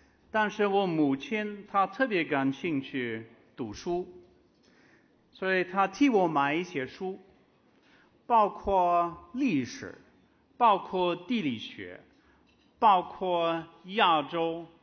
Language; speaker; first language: Chinese; non-native, fluent; English